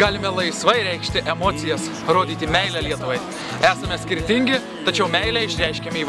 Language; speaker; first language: Lithuanian; native; Lithuanian